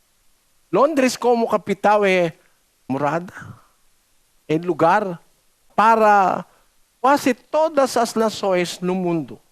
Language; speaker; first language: Portuguese; non-native, learner; Filipino